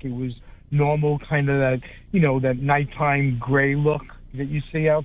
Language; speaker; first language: English; native; English